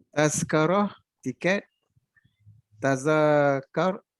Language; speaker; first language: Arabic; non-native, learner; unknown